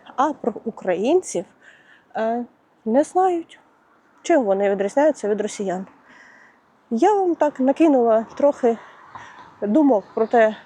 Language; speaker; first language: Ukrainian; non-native, local second language; Russian